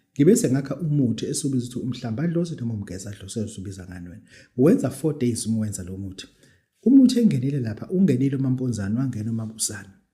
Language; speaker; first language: Zulu; native; Zulu